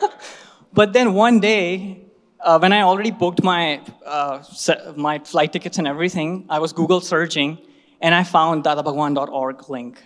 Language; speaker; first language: English; non-native, local second language; Hindi